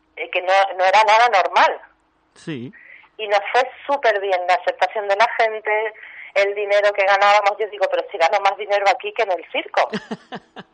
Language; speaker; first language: Spanish; native; Spanish